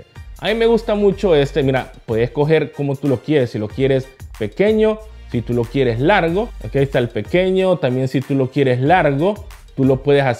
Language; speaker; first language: Spanish; native; Spanish